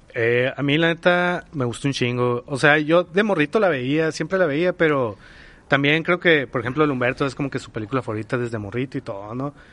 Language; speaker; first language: Spanish; native; Spanish